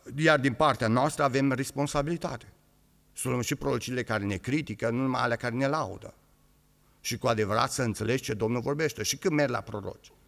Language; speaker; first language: Romanian; native; Romanian